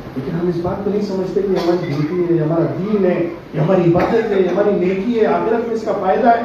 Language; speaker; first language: Urdu; native; Urdu